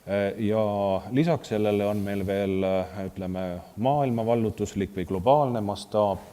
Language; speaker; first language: Estonian; native; Estonian